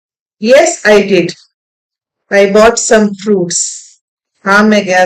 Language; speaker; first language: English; non-native, local second language; Hindi